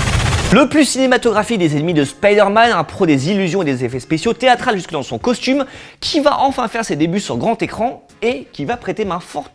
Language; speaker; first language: French; native; French